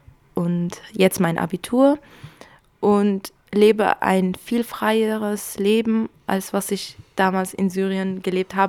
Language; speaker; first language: German; early bilingual, other home language; Kurdish